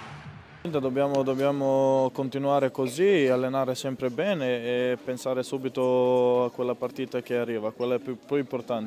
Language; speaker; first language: Italian; non-native, fluent; Serbian